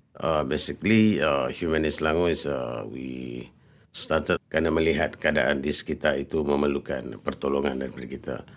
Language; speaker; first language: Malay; early bilingual, other home language; Rohingya